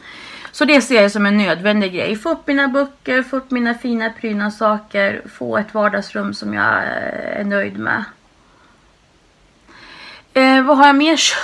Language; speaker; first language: Swedish; native; Swedish